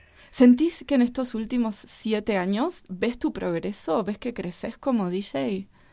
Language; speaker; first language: Spanish; native; Spanish